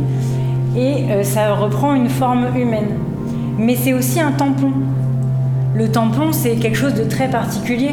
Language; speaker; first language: French; native; French